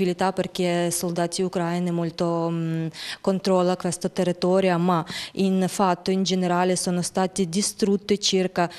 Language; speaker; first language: Italian; non-native, learner; Ukrainian